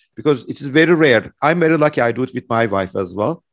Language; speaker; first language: English; non-native, fluent; Turkish